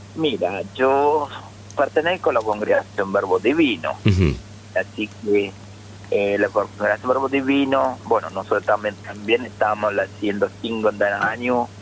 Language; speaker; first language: Spanish; non-native, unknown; Malayalam